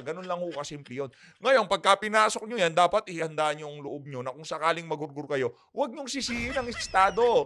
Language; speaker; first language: Filipino; native; Filipino